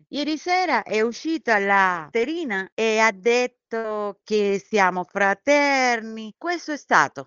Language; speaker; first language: Italian; non-native, fluent; Spanish